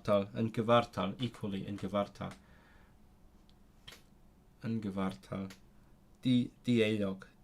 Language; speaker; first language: Welsh; non-native, learner; Cantonese